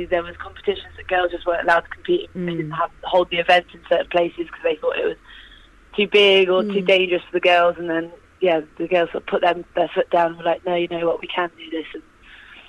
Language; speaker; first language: English; native; English